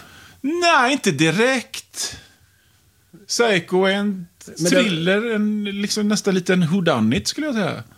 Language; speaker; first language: Swedish; native; Swedish